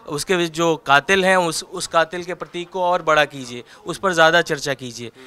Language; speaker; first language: Hindi; native; Hindi